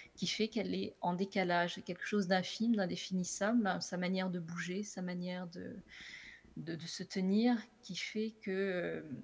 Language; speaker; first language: French; native; French